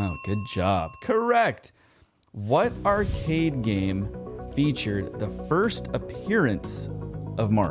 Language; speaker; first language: English; native; English